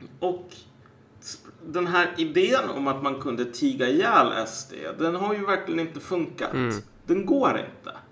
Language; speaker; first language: Swedish; native; Swedish